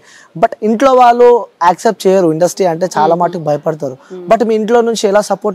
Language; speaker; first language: Telugu; native; Telugu